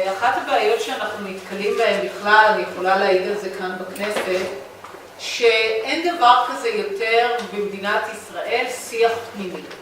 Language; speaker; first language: Hebrew; native; Hebrew